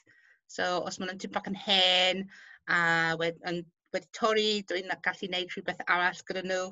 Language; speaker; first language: Welsh; non-native, local second language; English